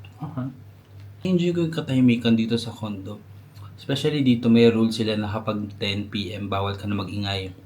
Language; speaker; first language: Filipino; native; Filipino